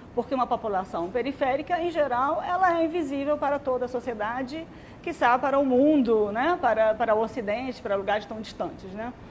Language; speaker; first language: Portuguese; non-native, fluent; Arabic